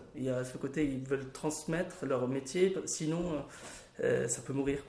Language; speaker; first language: French; non-native, local second language; Arabic